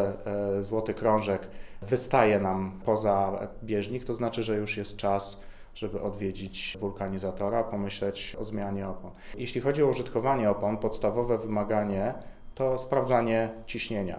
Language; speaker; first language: Polish; native; Polish